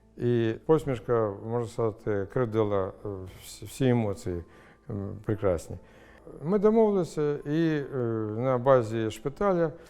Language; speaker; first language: Ukrainian; non-native, local second language; Russian